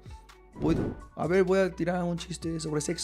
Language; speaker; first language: Spanish; non-native, fluent; Korean